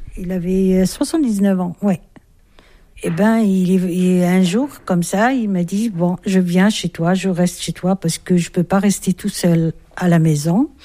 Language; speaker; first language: French; non-native, local second language; Arabic